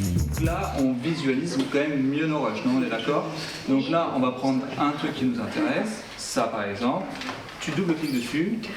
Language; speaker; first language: French; native; French